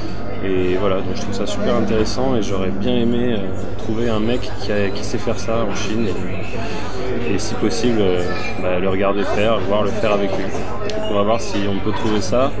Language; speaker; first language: French; native; French